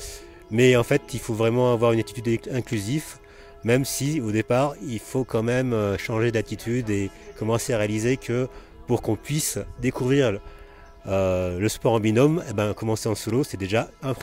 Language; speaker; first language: French; native; French